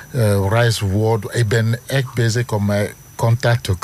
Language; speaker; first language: Dutch; non-native, learner; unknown